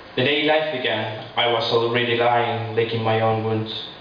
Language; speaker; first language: English; non-native, fluent; Spanish